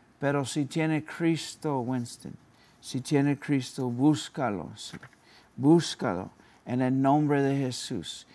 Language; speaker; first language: Spanish; early bilingual, heritage; Spanish